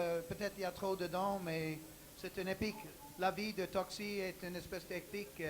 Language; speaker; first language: French; non-native, learner; English